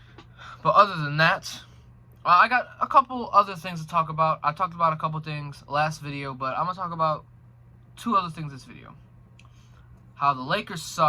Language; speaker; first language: English; native; English